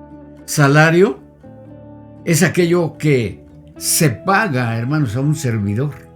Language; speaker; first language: Spanish; native; Spanish